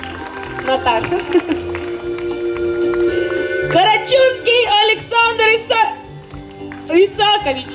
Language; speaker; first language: Russian; native; Russian